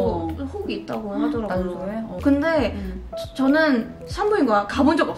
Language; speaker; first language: Korean; non-native, fluent; Cantonese